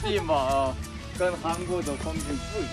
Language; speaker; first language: Chinese; non-native, fluent; Korean